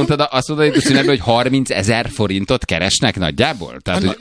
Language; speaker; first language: Hungarian; native; Hungarian